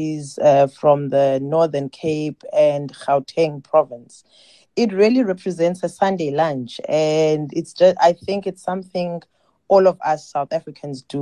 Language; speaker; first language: English; non-native, local second language; Xhosa